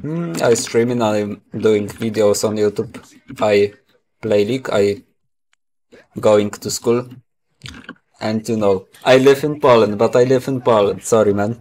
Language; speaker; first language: English; non-native, learner; Polish